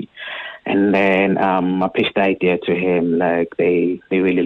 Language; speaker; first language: English; non-native, local second language; Zulu